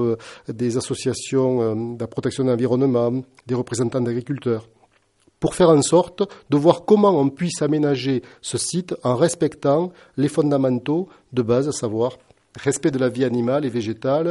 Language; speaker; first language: French; native; French